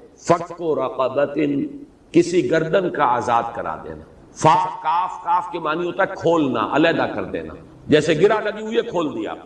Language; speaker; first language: Urdu; native; Urdu